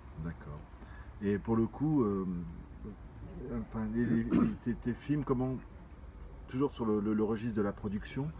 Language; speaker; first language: French; native; French